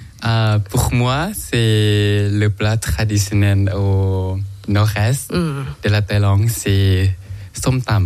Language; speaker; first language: French; non-native, learner; Thai